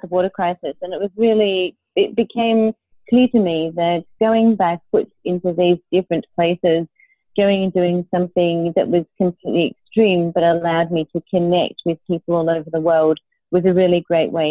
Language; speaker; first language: English; native; English